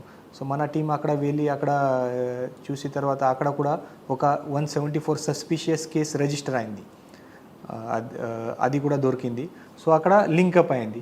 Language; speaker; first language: Telugu; non-native, fluent; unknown